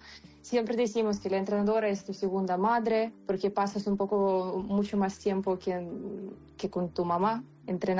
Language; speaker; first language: Spanish; non-native, fluent; Ukrainian